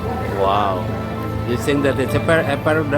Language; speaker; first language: English; non-native, learner; Indonesian